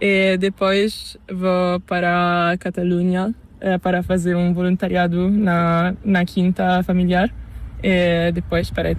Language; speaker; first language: Spanish; non-native, learner; Portuguese